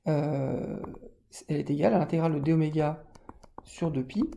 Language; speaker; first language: French; native; French